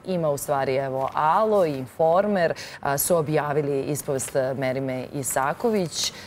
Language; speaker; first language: Bosnian; native; Bosnian